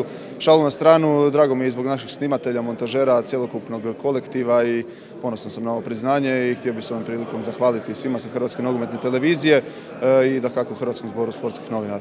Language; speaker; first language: Croatian; native; Croatian